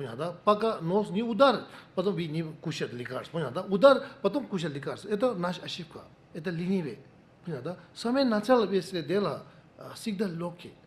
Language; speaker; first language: Russian; non-native, learner; Tibetan